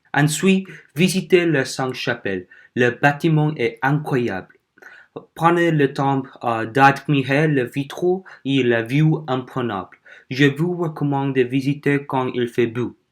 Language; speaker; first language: French; non-native, learner; Korean